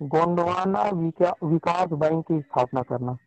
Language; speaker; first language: Hindi; native; Hindi